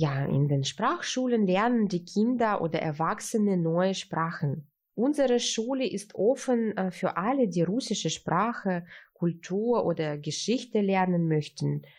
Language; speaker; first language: German; early bilingual, heritage; Russian